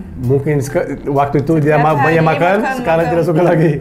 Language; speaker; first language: Indonesian; non-native, learner; Portuguese